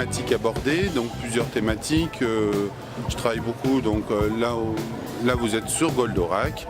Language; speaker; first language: French; native; French